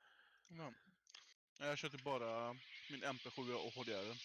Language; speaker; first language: Swedish; native; Swedish